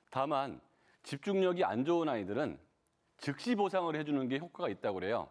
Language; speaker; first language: Korean; native; Korean